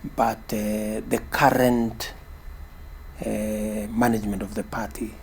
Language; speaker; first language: English; non-native, local second language; Kalenjin